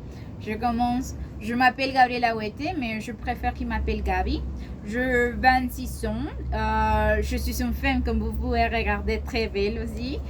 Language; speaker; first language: French; non-native, learner; Spanish